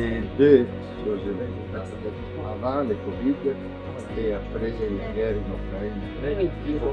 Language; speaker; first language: French; non-native, learner; Italian